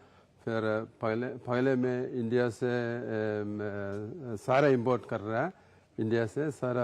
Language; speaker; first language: Hindi; non-native, local second language; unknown